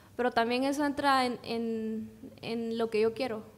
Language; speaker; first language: Spanish; native; Spanish